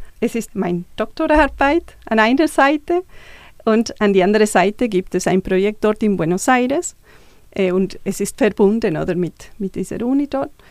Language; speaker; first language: German; non-native, fluent; Spanish